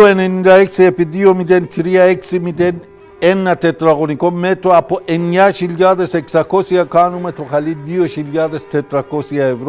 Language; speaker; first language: Greek; non-native, learner; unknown